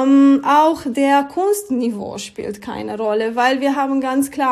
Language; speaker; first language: German; non-native, learner; Romanian